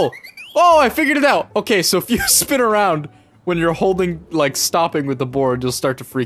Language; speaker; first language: English; native; English